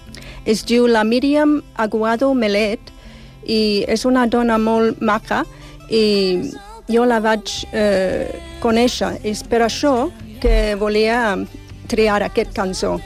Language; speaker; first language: Catalan; non-native, fluent; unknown